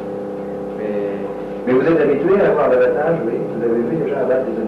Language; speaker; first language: French; native; French